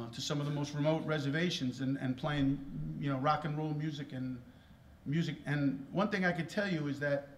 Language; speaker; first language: English; native; English